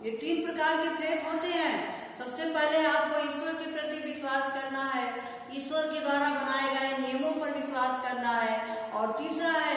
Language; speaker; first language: Hindi; native; Hindi